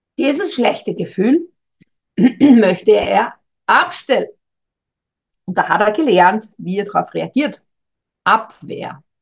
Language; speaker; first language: German; native; German